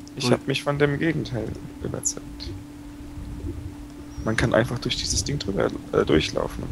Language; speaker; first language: German; native; German